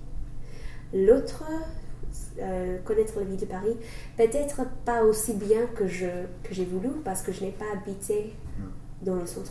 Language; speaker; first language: French; non-native, fluent; English